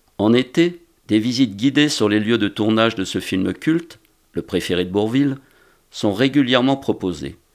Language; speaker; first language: French; native; French